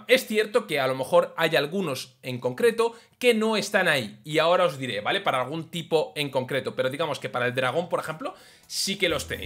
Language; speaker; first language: Spanish; native; Spanish